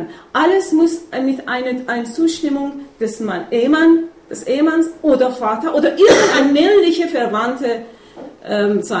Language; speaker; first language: German; non-native, fluent; Persian